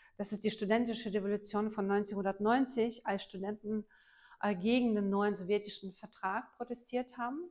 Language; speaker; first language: German; non-native, fluent; Ukrainian